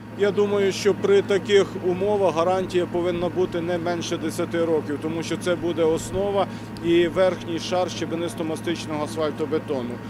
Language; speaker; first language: Ukrainian; native; Ukrainian